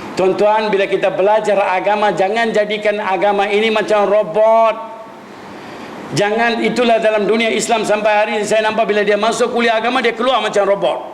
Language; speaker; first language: Malay; non-native, local second language; Min Nan Chinese